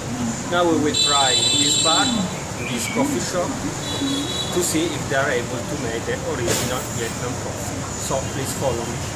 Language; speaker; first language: English; non-native, learner; Italian